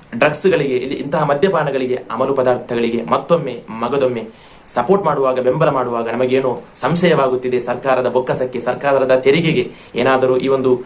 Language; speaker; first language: Kannada; non-native, local second language; Malayalam